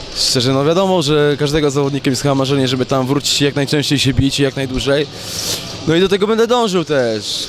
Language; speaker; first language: Polish; native; Polish